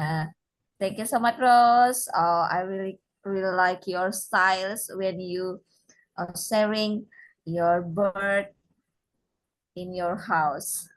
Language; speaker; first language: English; non-native, learner; Indonesian